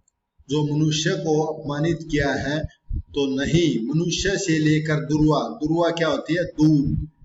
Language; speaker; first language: Hindi; native; Hindi